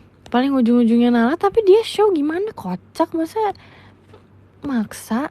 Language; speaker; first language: Indonesian; native; Indonesian